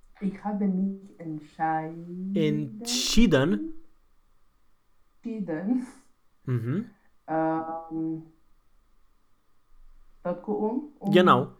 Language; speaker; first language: German; non-native, learner; Romanian